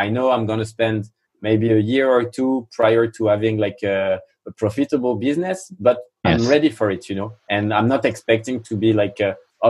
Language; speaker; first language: English; non-native, fluent; French